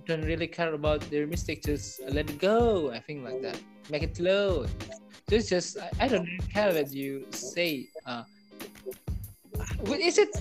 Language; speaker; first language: English; non-native, learner; Indonesian